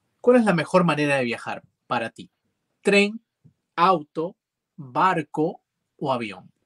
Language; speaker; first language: Spanish; native; Spanish